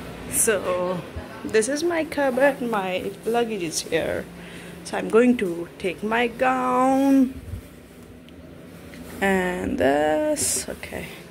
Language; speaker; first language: English; non-native, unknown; Korean